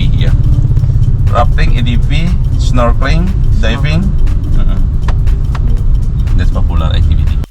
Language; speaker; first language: English; non-native, learner; Indonesian